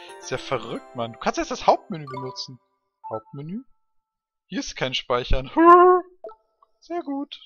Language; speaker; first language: German; native; German